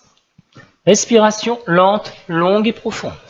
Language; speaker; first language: French; native; French